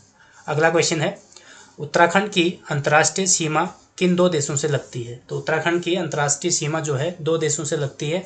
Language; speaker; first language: Hindi; native; Hindi